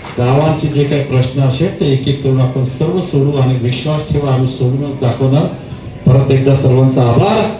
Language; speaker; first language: Marathi; non-native, local second language; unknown